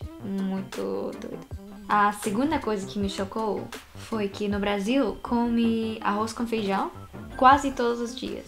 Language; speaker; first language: Portuguese; non-native, fluent; Japanese